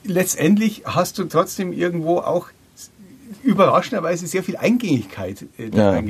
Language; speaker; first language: German; native; German